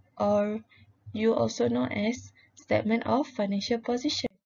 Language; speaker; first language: English; non-native, local second language; Malay